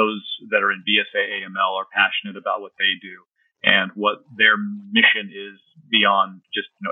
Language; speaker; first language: English; native; English